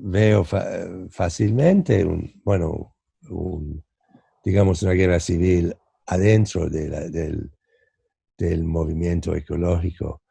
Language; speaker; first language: Spanish; non-native, fluent; English